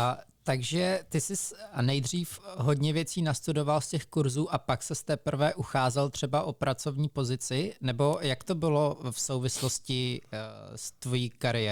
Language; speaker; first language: Czech; native; Czech